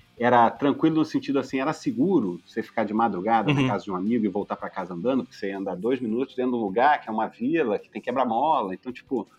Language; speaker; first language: Portuguese; native; Portuguese